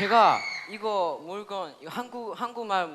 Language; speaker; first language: Korean; non-native, fluent; Chinese